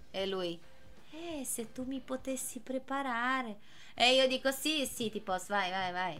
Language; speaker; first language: Italian; non-native, fluent; Portuguese